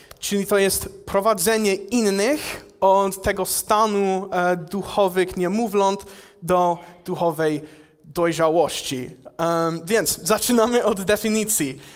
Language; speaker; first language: Polish; non-native, fluent; English